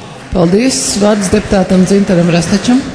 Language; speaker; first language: Latvian; native; Latvian